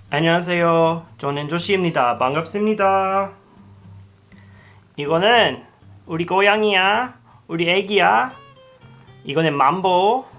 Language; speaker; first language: Korean; non-native, learner; English